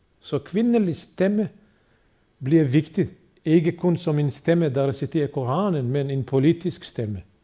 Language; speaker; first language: Danish; non-native, fluent; Bosnian